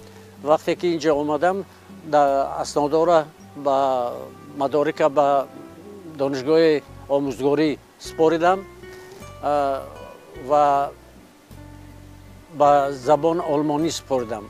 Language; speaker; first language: Persian; non-native, local second language; Shughni